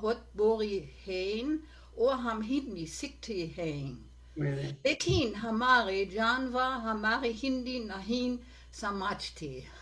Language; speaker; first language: Hindi; non-native, learner; German